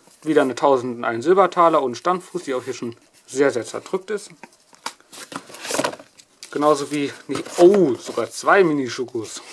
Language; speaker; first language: German; native; German